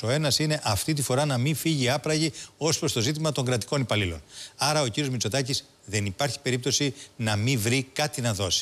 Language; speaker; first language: Greek; native; Greek